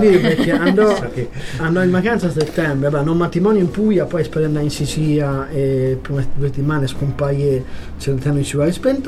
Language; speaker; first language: Italian; native; Italian